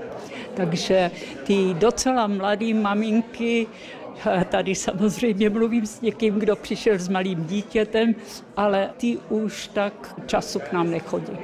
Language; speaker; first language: Czech; early bilingual, other home language; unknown